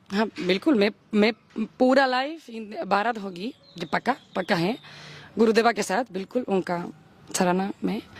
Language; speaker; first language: Hindi; non-native, learner; Spanish